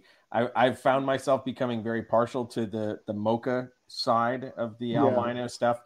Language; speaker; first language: English; native; English